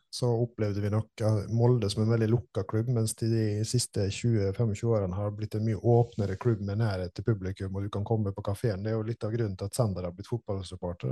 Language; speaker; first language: Norwegian; native; Norwegian